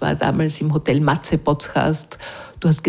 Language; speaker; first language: German; native; German